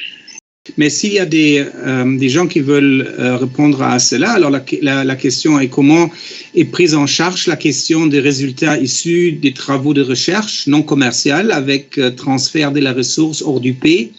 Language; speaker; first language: French; non-native, fluent; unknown